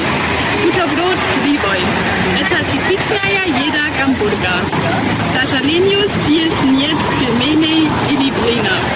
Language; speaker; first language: Russian; non-native, learner; German